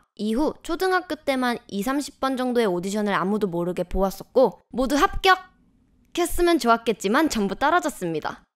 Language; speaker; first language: Korean; native; Korean